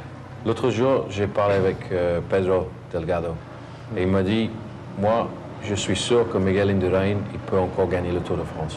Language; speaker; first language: French; non-native, learner; English